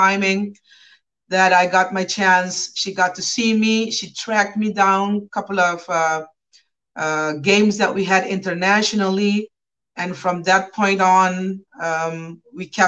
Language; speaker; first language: English; non-native, fluent; Papiamento